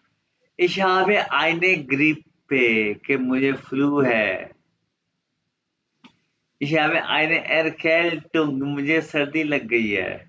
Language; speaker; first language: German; non-native, fluent; Urdu